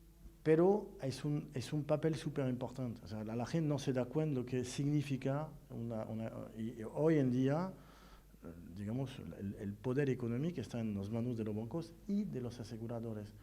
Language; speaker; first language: Spanish; non-native, fluent; French